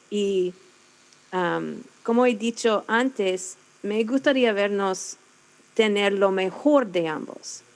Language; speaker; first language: Spanish; non-native, fluent; English